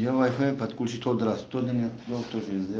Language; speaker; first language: Russian; non-native, learner; Tajik